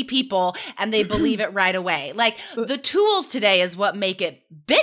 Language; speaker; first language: English; native; English